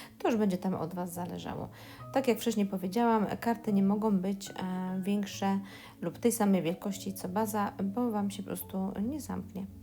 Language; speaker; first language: Polish; native; Polish